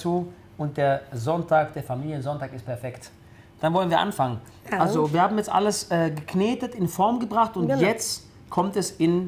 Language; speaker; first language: German; early bilingual, other home language; Italian